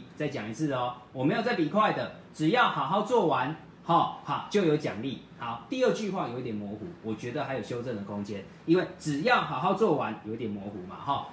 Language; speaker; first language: Chinese; native; Chinese